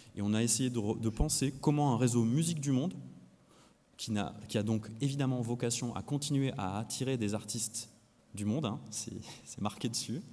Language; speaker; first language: French; native; French